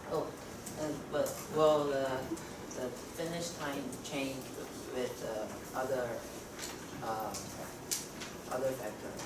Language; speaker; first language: English; non-native, learner; Chinese